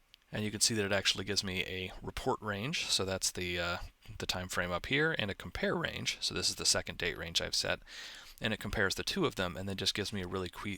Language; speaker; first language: English; native; English